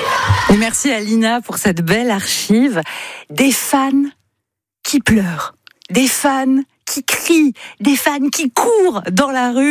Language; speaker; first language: French; native; French